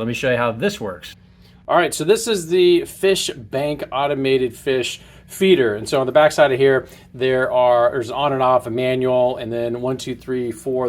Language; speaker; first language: English; native; English